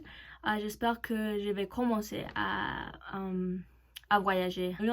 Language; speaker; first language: French; non-native, learner; Spanish